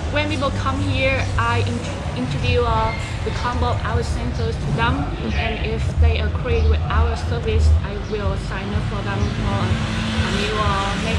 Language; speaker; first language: English; non-native, learner; Vietnamese